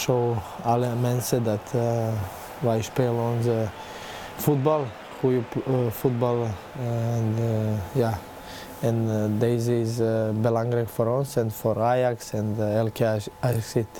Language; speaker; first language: Dutch; non-native, learner; Serbian